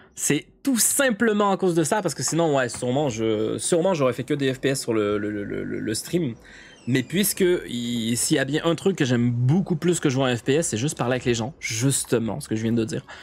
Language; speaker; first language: French; native; French